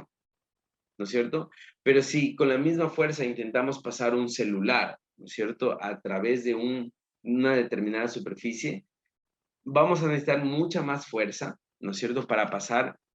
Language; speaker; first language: Spanish; native; Spanish